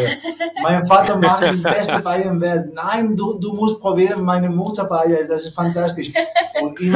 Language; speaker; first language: German; non-native, learner; Spanish